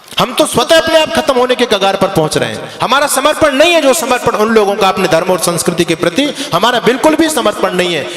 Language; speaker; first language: Hindi; native; Hindi